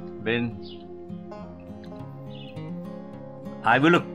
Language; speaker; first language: Turkish; non-native, learner; Hindi